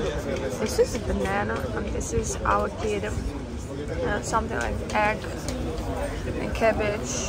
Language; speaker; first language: English; non-native, learner; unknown